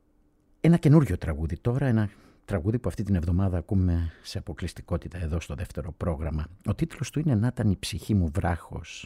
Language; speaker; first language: Greek; native; Greek